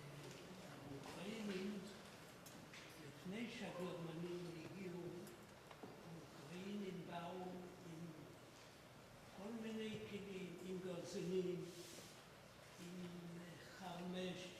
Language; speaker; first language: Hebrew; non-native, fluent; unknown